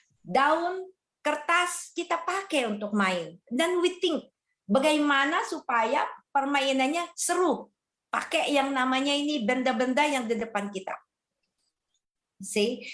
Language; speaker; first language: Indonesian; non-native, fluent; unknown